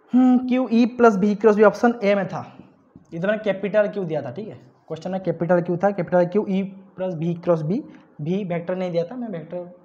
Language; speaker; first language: Hindi; non-native, local second language; Odia